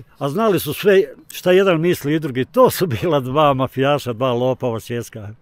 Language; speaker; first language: Croatian; native; Croatian